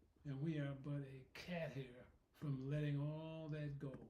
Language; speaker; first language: English; native; English